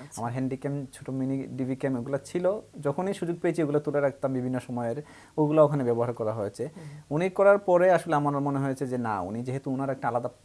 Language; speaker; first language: Bangla; native; Bangla